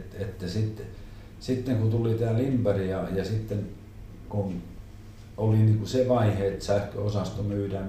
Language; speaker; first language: Finnish; non-native, local second language; Swedish